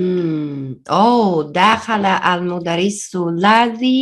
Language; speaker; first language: Arabic; non-native, learner; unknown